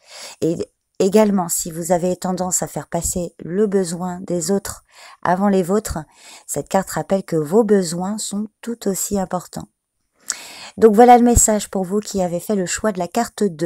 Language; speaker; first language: French; native; French